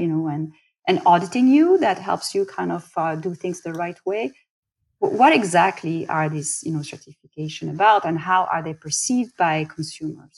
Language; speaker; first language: English; non-native, fluent; French